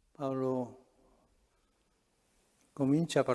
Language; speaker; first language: Italian; non-native, fluent; Spanish